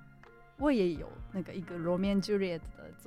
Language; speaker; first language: Chinese; non-native, fluent; Japanese